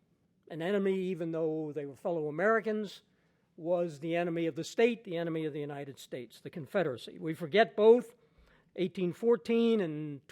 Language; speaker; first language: English; native; English